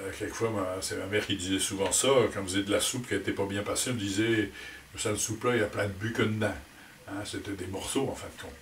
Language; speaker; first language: French; native; French